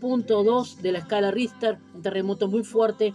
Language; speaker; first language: Spanish; native; Spanish